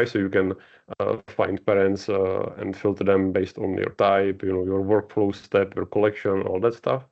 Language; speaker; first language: English; non-native, fluent; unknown